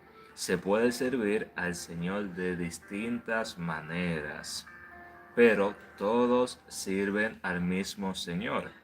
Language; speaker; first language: Spanish; native; Spanish